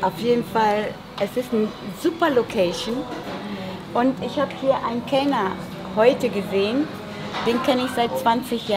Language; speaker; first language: German; non-native, fluent; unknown